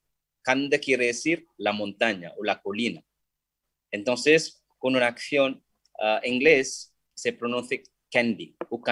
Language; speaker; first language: Spanish; non-native, fluent; Sinhala